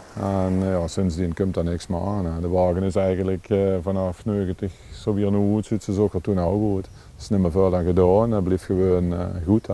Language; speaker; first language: Dutch; native; Dutch